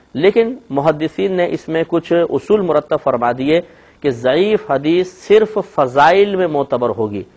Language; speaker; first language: Urdu; native; Urdu